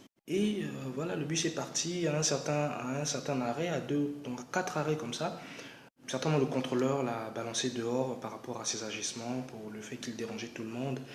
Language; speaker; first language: French; non-native, local second language; Lingala